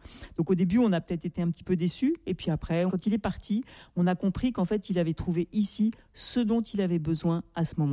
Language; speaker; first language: French; native; French